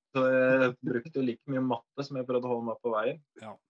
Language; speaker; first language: Norwegian; native; Norwegian